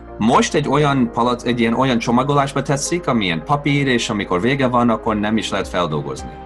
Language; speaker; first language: Hungarian; early bilingual, heritage; Hungarian